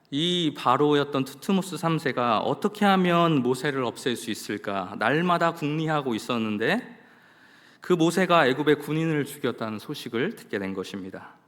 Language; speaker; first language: Korean; native; Korean